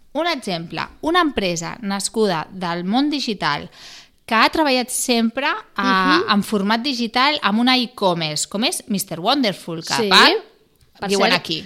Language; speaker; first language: Catalan; non-native, local second language; Spanish